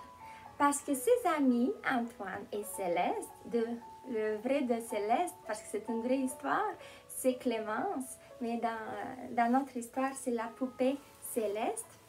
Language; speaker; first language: French; non-native, fluent; Romanian